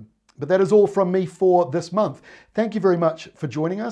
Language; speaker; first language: English; native; English